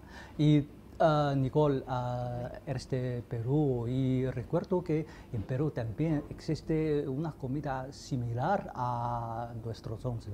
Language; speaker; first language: Spanish; non-native, fluent; Chinese